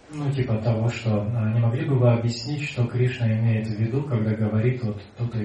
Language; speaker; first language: Russian; native; Russian